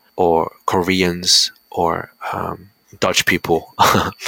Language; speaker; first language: English; early bilingual, heritage; Dutch